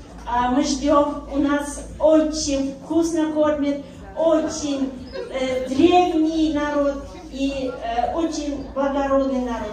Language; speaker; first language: Russian; non-native, local second language; Uzbek